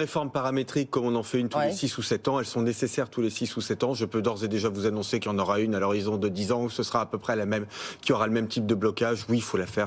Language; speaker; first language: French; native; French